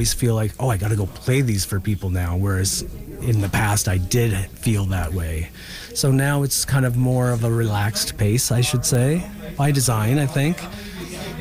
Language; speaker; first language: English; native; English